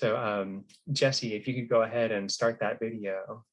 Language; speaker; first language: English; native; English